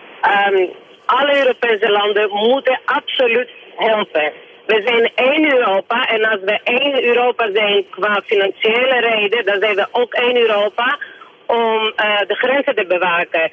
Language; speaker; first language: Dutch; native; Dutch